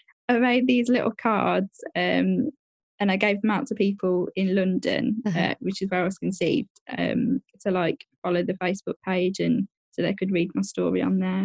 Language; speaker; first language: English; native; English